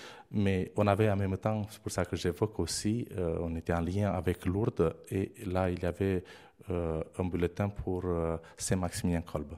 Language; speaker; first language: French; non-native, fluent; Romanian